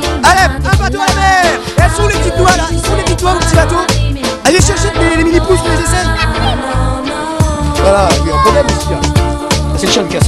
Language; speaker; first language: French; native; French